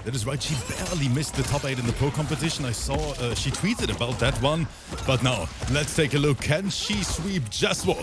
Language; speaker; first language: English; native; English